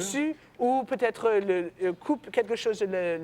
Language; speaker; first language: French; non-native, learner; English